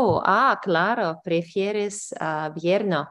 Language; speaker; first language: Spanish; non-native, learner; English